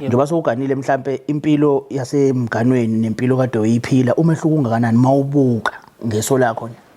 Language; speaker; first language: Zulu; native; Zulu